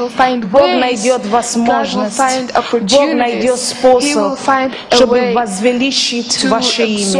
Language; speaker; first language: Russian; non-native, fluent; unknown